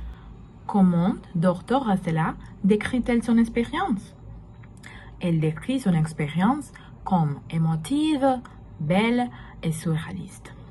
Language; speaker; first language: French; non-native, learner; Spanish